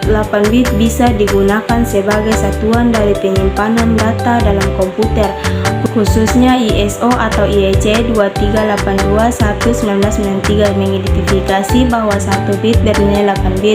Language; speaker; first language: Indonesian; native; Indonesian